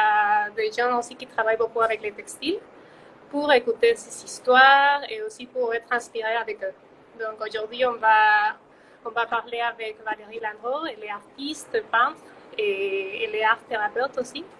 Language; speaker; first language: French; non-native, fluent; Spanish